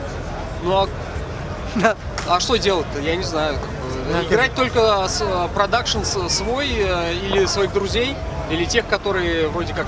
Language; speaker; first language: Russian; native; Russian